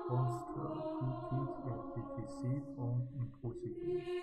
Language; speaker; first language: French; non-native, learner; Chinese